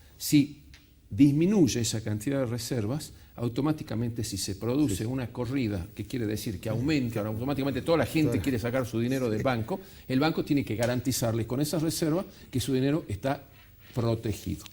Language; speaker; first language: Spanish; native; Spanish